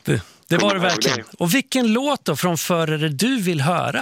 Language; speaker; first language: Swedish; native; Swedish